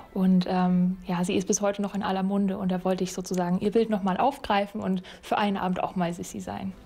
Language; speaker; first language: German; non-native, fluent; English